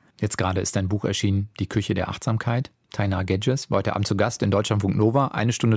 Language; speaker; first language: German; native; German